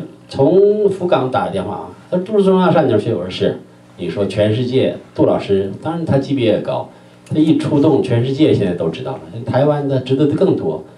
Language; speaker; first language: Chinese; native; Chinese